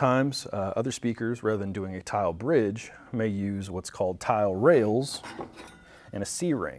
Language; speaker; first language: English; native; English